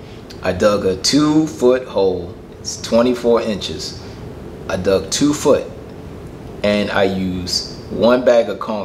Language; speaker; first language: English; native; English